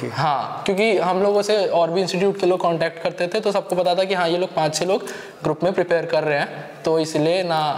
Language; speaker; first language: Hindi; native; Hindi